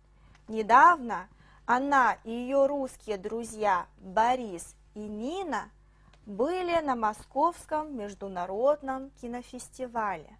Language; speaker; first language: Russian; non-native, fluent; Chinese